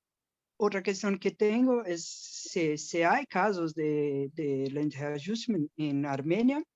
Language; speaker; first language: Spanish; non-native, learner; Portuguese